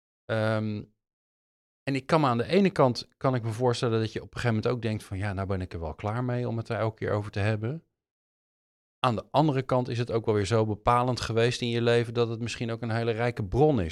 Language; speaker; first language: Dutch; native; Dutch